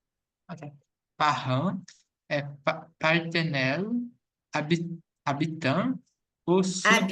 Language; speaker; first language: French; non-native, learner; Portuguese